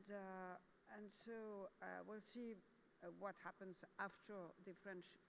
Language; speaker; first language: English; non-native, fluent; French